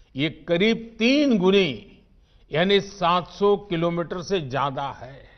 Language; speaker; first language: Hindi; non-native, local second language; Gujarati